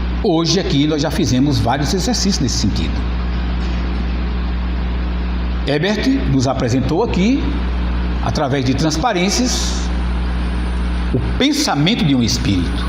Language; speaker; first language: Portuguese; native; Portuguese